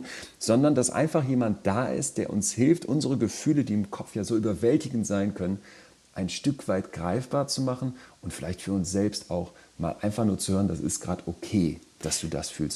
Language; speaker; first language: German; native; German